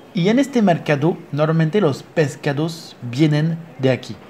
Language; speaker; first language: Spanish; non-native, fluent; French